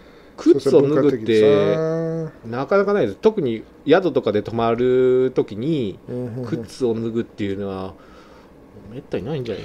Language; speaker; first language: Japanese; native; Japanese